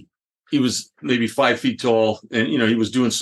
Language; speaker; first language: English; native; English